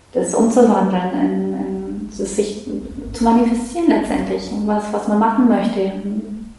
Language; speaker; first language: German; early bilingual, other home language; Polish